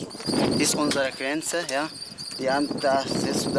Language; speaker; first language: German; non-native, learner; Kurdish